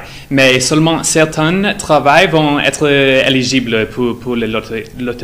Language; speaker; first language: French; non-native, fluent; English